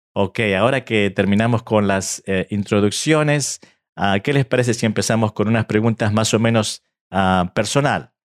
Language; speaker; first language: Spanish; early bilingual, heritage; Spanish